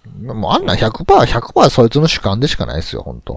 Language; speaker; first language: Japanese; native; Japanese